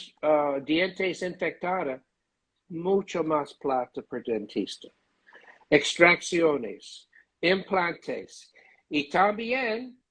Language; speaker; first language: Spanish; non-native, learner; English